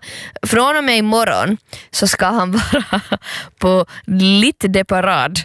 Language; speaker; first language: Swedish; native; Swedish